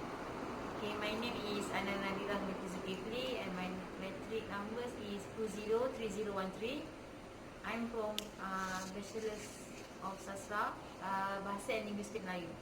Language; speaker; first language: English; non-native, local second language; Malay